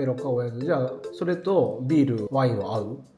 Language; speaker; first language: Japanese; native; Japanese